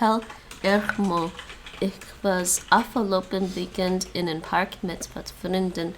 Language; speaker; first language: Dutch; non-native, learner; English